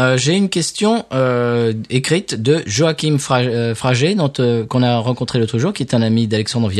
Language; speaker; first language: French; native; French